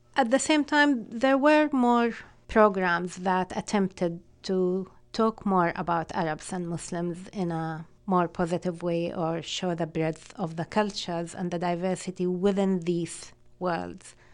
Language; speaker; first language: English; non-native, fluent; Arabic